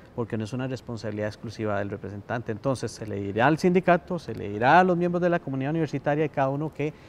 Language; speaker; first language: Spanish; native; Spanish